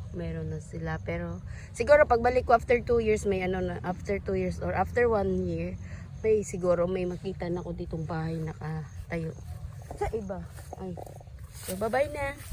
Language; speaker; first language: Filipino; native; Filipino